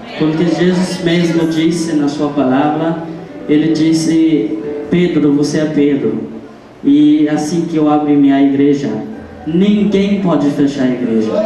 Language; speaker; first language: Portuguese; non-native, fluent; Haitian Creole